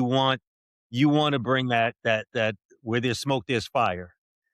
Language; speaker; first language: English; native; English